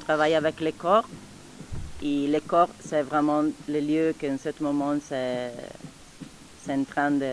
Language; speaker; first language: French; non-native, fluent; Italian